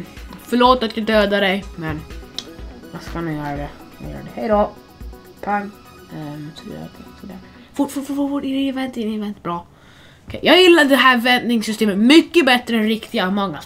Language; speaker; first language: Swedish; non-native, fluent; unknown